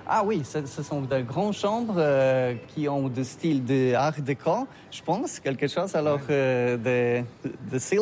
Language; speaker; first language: French; non-native, learner; Polish